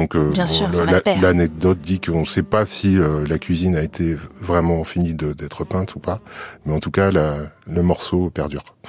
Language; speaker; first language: French; native; French